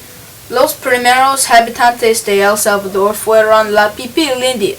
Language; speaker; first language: Spanish; non-native, learner; English